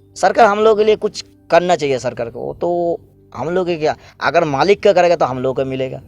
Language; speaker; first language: Hindi; non-native, local second language; Bangla